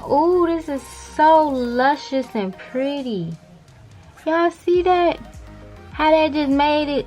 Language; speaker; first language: English; native; English